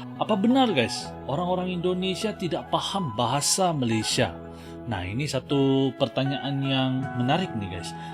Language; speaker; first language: Malay; native; Malay